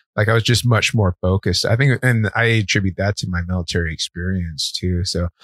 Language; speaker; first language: English; native; English